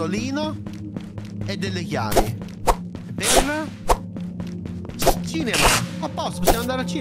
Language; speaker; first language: Italian; native; Italian